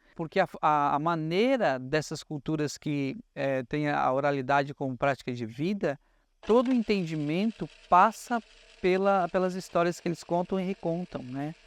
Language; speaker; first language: Portuguese; native; Portuguese